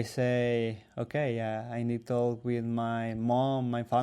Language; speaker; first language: English; non-native, learner; Spanish